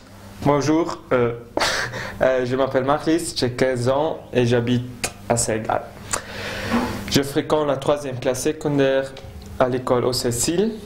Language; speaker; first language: French; non-native, local second language; German